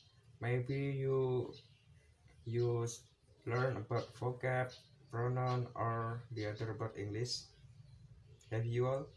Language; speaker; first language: English; non-native, learner; Indonesian